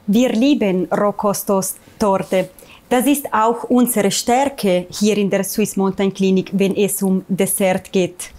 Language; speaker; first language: German; non-native, learner; Italian